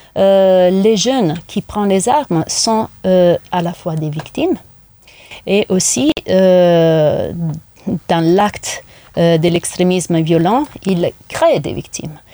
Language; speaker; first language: French; non-native, fluent; Italian